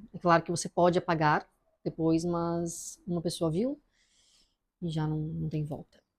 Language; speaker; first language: Portuguese; native; Portuguese